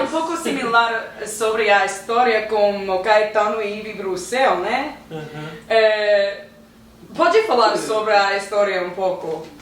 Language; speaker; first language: Portuguese; non-native, learner; English